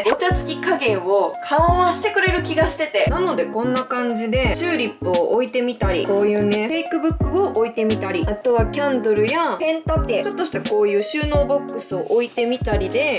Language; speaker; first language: Japanese; native; Japanese